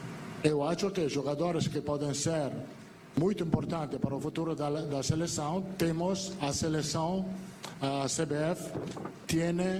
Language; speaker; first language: Portuguese; non-native, fluent; Italian